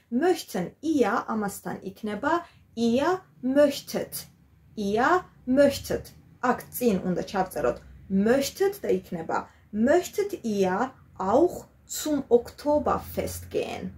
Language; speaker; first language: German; non-native, fluent; Georgian